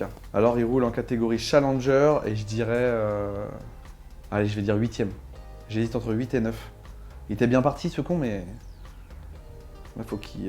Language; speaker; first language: French; native; French